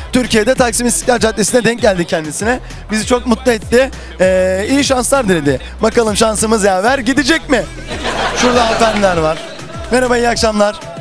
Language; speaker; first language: Turkish; native; Turkish